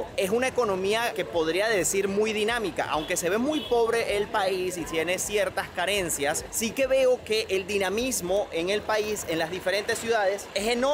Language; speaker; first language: Spanish; native; Spanish